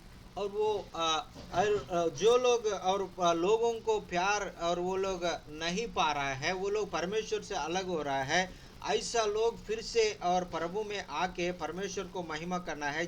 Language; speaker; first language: Hindi; non-native, local second language; Telugu